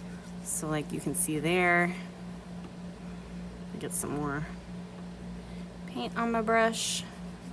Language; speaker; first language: English; native; English